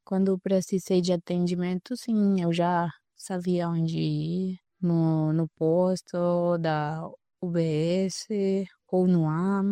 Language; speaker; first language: Portuguese; non-native, fluent; Spanish